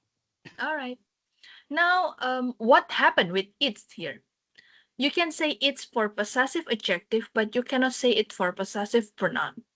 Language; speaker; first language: English; non-native, fluent; Indonesian